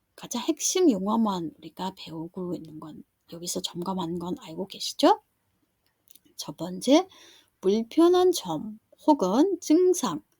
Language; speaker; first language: Korean; non-native, fluent; Mongolian